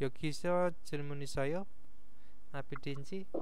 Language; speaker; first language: Korean; non-native, fluent; Indonesian